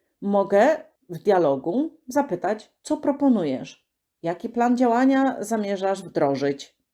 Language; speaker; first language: Polish; native; Polish